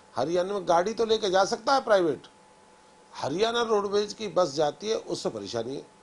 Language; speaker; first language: Hindi; native; Hindi